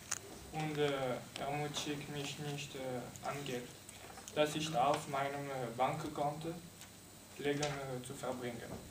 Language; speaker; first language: German; non-native, learner; French